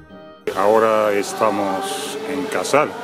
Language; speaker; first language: Spanish; non-native, fluent; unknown